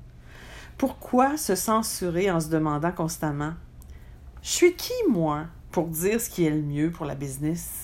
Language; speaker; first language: French; native; French